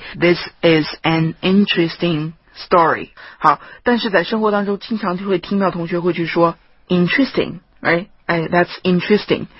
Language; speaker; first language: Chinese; native; Chinese